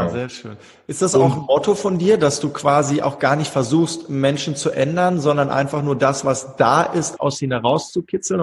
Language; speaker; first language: German; native; German